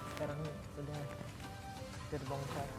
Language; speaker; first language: Indonesian; non-native, fluent; English